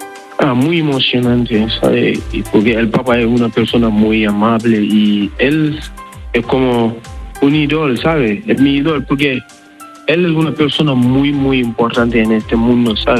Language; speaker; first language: Spanish; non-native, learner; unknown